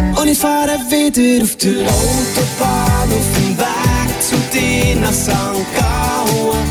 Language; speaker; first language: German; native; German